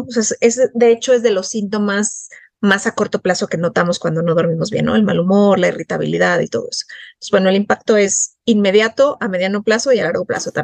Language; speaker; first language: Spanish; native; Spanish